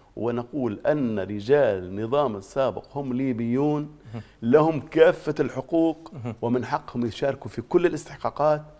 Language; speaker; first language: Arabic; native; Arabic